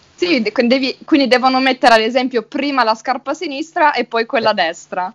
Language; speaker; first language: Italian; native; Italian